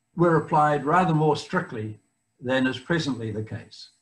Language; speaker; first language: English; native; English